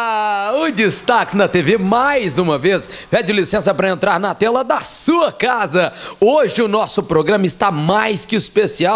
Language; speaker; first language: Portuguese; native; Portuguese